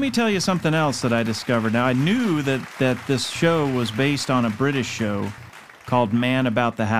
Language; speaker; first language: English; native; English